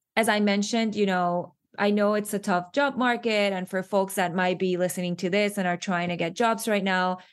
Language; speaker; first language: English; non-native, fluent; Spanish